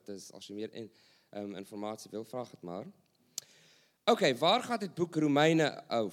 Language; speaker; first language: Dutch; non-native, learner; English